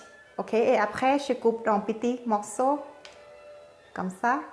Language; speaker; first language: French; non-native, learner; Thai